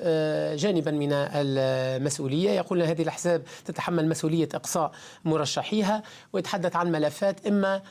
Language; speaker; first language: Arabic; native; Arabic